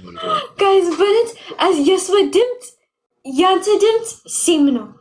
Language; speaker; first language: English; non-native, learner; Amharic